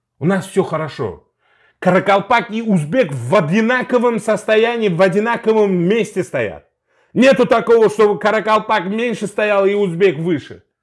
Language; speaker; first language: Russian; non-native, local second language; Uzbek